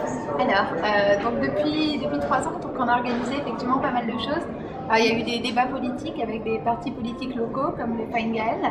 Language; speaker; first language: French; native; French